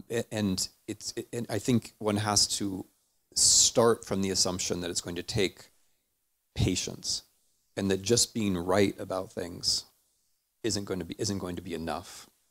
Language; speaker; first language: English; native; English